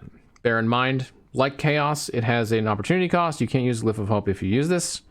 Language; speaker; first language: English; native; English